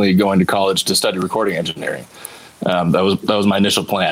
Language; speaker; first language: English; native; English